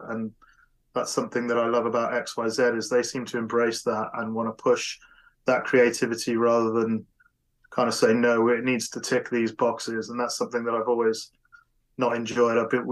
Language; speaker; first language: English; native; English